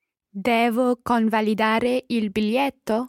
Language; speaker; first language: Italian; non-native, learner; English